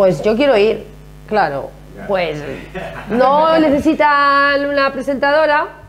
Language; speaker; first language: Spanish; native; Spanish